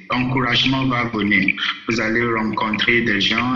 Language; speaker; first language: French; non-native, fluent; Yoruba